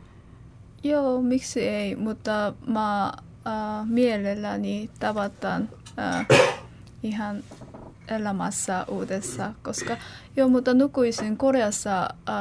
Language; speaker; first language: Finnish; non-native, learner; Korean